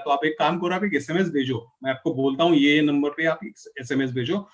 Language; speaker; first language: Hindi; non-native, local second language; Marathi